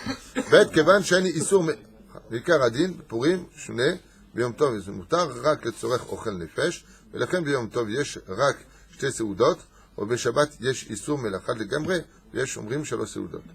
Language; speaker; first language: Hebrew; non-native, fluent; French